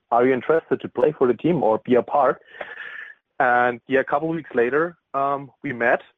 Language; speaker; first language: English; non-native, fluent; German